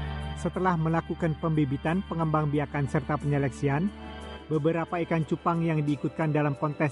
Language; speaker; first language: Indonesian; native; Indonesian